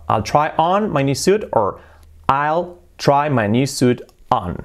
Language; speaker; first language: English; non-native, fluent; Spanish